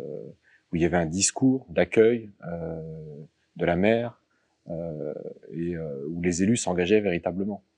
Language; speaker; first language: French; native; French